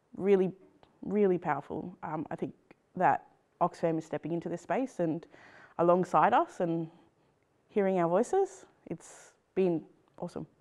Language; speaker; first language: English; native; English